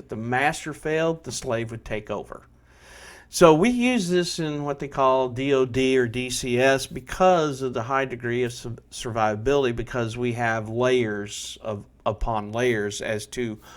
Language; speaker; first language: English; native; English